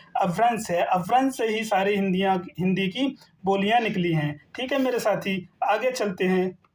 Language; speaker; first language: Hindi; native; Hindi